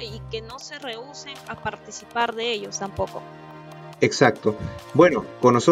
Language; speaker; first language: Spanish; native; Spanish